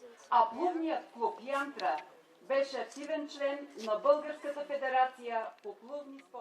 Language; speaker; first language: Bulgarian; native; Bulgarian